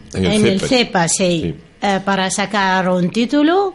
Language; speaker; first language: Spanish; non-native, fluent; Arabic